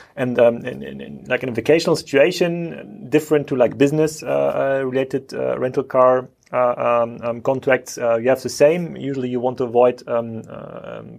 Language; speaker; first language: English; non-native, fluent; German